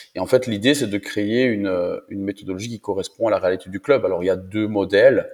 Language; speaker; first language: French; native; French